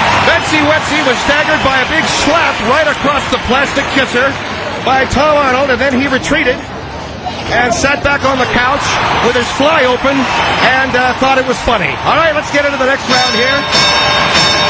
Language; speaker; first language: English; native; English